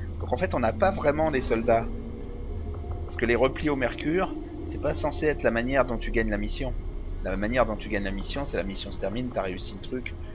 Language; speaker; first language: French; native; French